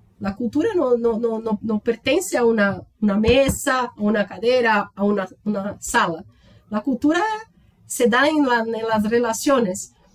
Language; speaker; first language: Spanish; non-native, learner; Portuguese